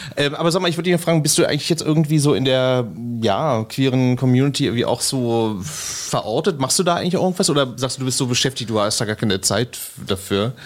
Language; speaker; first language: German; native; German